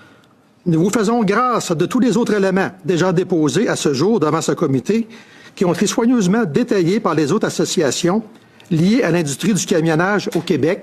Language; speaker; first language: French; native; French